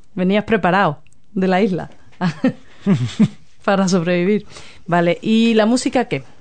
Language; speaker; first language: Spanish; native; Spanish